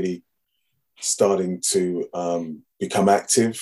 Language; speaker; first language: English; native; English